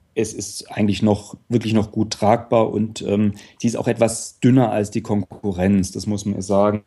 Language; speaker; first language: German; native; German